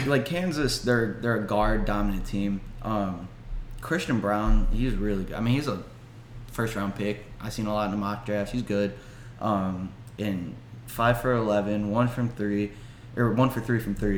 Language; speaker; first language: English; native; English